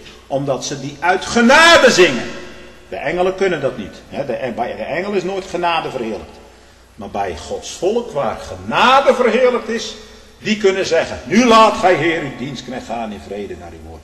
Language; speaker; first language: Dutch; native; Dutch